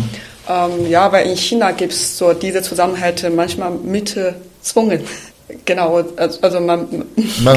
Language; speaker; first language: German; non-native, fluent; Chinese